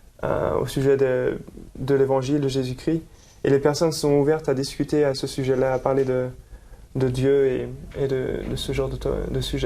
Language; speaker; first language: French; native; French